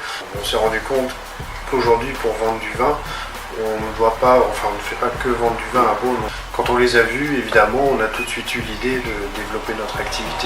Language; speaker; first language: French; native; French